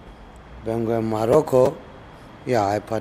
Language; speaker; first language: Spanish; non-native, learner; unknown